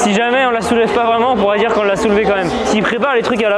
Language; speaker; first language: French; native; French